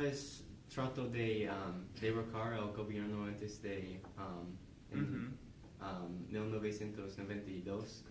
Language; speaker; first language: Spanish; non-native, learner; English